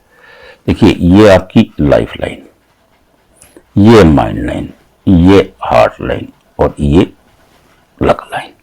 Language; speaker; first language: Hindi; native; Hindi